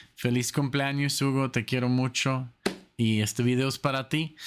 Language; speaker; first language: Spanish; non-native, fluent; English